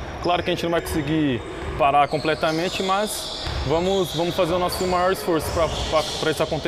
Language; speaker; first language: Portuguese; native; Portuguese